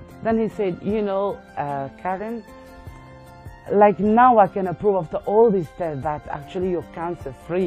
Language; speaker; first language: English; non-native, local second language; Morisyen